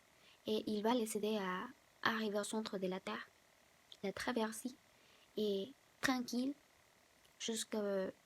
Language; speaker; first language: French; non-native, learner; Spanish